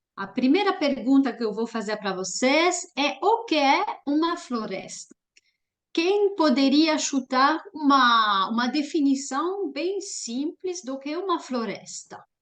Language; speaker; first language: Portuguese; non-native, fluent; French